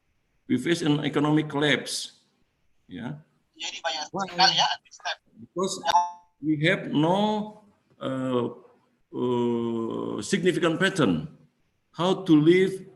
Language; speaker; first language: English; non-native, fluent; Indonesian